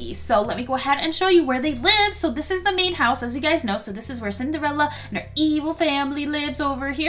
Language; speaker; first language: English; native; English